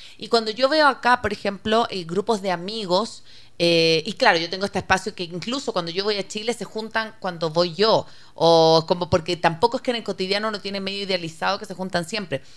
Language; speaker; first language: Spanish; native; Spanish